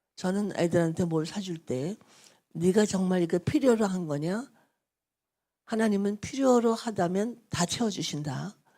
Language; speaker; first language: Korean; native; Korean